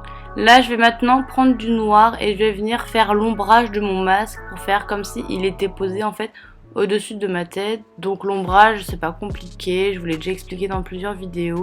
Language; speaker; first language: French; native; French